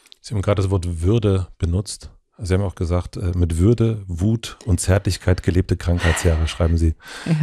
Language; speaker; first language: German; native; German